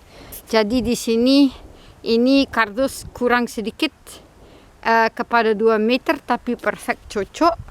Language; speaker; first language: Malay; non-native, fluent; Dutch